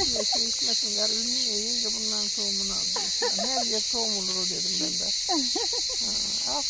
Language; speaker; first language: Turkish; native; Turkish